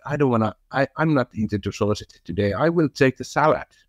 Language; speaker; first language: English; non-native, fluent; Finnish